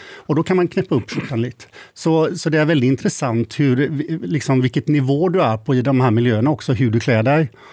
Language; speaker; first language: Swedish; native; Swedish